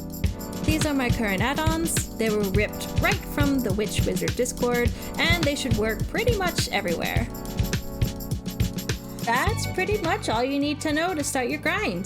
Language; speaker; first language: English; native; English